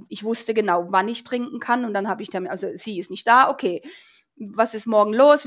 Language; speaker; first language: German; native; German